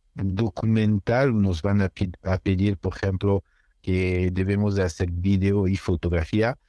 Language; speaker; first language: Spanish; non-native, fluent; French